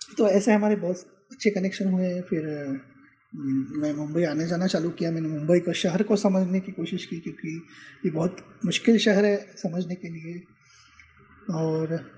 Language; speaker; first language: Hindi; non-native, local second language; Marathi